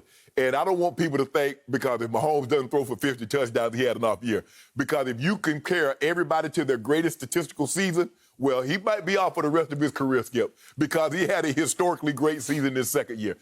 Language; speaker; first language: English; native; English